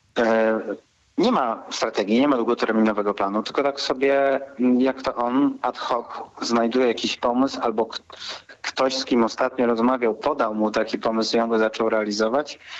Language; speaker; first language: Polish; native; Polish